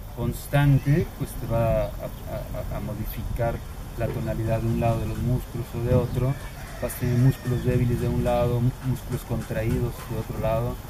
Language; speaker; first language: Spanish; native; Spanish